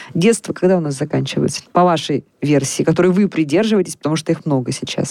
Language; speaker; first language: Russian; native; Russian